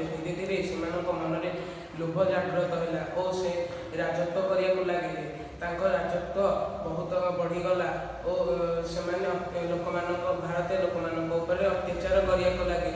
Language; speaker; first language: Hindi; non-native, local second language; Odia